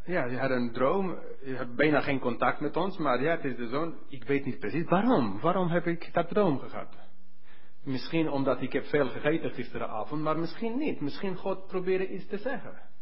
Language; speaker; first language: Dutch; non-native, fluent; English